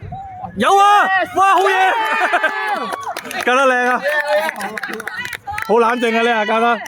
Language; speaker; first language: Cantonese; native; Cantonese